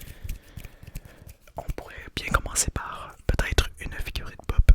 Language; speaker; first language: French; native; French